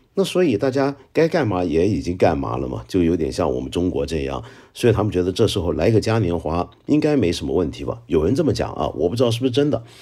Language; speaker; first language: Chinese; non-native, local second language; Cantonese